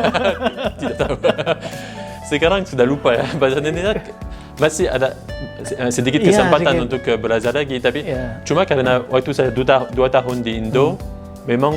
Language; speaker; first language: Indonesian; non-native, fluent; French